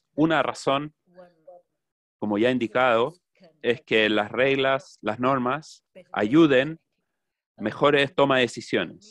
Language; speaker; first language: Spanish; non-native, fluent; English